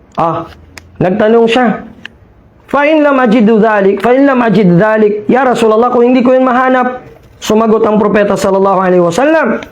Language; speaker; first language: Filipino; non-native, local second language; Maranao